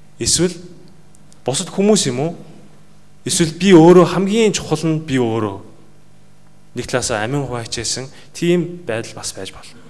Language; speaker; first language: Mongolian; native; Mongolian